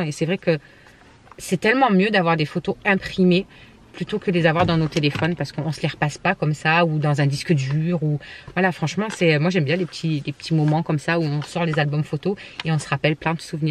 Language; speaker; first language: French; native; French